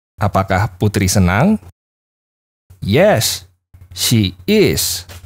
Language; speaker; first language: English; non-native, fluent; Indonesian